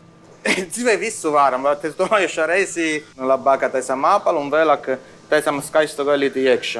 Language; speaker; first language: Latvian; non-native, learner; Italian